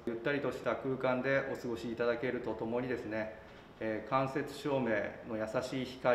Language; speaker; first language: Japanese; native; Japanese